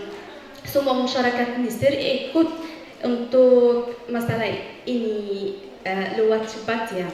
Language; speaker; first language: Indonesian; non-native, fluent; Arabic